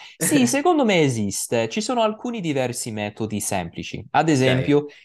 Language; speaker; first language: Italian; non-native, fluent; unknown